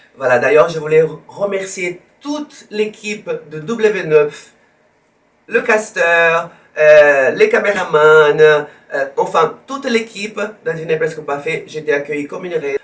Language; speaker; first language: French; non-native, fluent; Portuguese